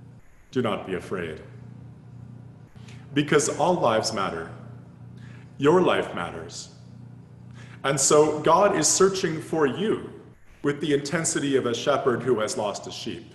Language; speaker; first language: English; native; English